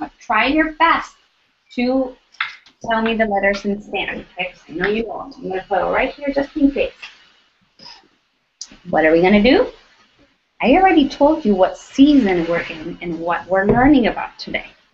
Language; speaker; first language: English; native; English